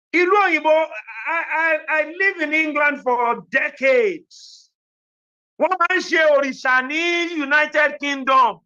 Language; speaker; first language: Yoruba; native; Yoruba